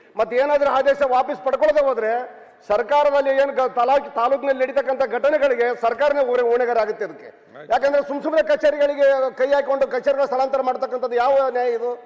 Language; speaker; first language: Kannada; native; Kannada